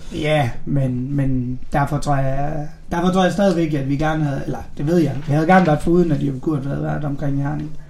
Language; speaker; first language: Danish; native; Danish